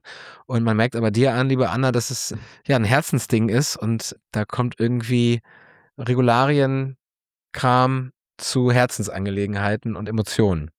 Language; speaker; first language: German; native; German